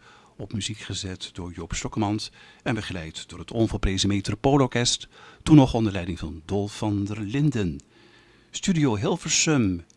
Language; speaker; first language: Dutch; native; Dutch